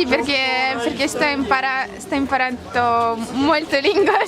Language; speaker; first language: Italian; non-native, learner; Russian